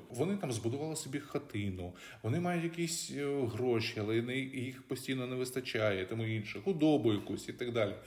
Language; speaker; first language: Ukrainian; native; Ukrainian